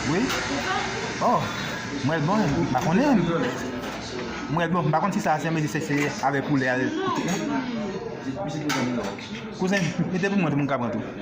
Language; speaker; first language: French; non-native, learner; Haitian Creole